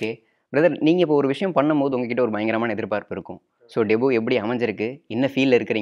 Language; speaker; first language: Tamil; native; Tamil